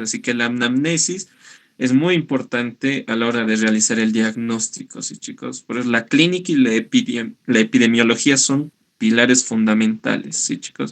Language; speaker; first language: Spanish; native; Spanish